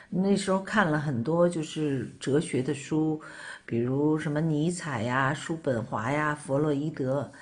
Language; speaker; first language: Chinese; native; Chinese